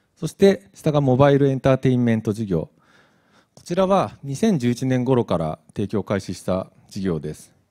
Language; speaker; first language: Japanese; native; Japanese